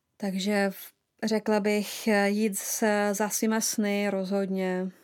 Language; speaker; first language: Czech; non-native, fluent; Russian